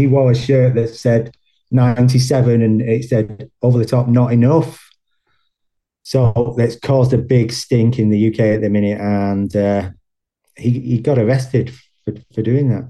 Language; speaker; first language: English; native; English